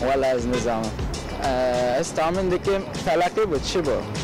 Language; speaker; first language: Kurdish; non-native, local second language; Turkish